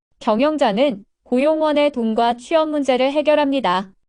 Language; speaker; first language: Korean; native; Korean